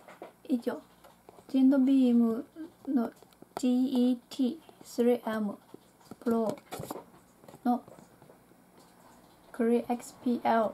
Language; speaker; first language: Japanese; non-native, fluent; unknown